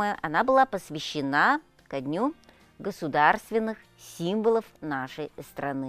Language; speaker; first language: Russian; native; Russian